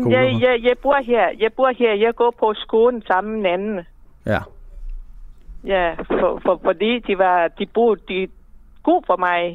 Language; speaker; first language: Danish; non-native, learner; Thai